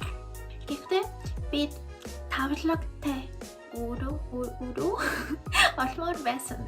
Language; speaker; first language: Mongolian; non-native, fluent; Spanish